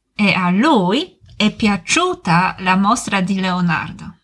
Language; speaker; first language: Italian; non-native, fluent; Polish